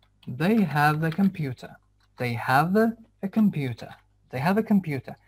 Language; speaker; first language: English; non-native, fluent; Azerbaijani